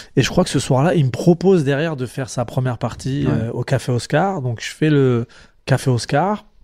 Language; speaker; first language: French; native; French